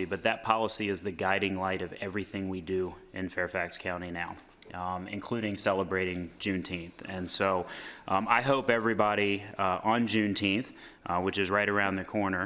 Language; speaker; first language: English; native; English